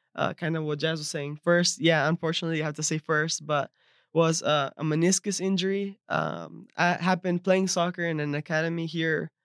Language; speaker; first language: English; early bilingual, other home language; Spanish